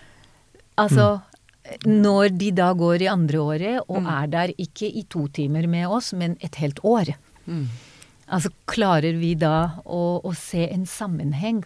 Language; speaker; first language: Norwegian; non-native, fluent; Hebrew